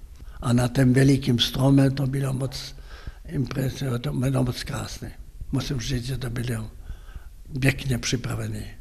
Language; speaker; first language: Czech; non-native, local second language; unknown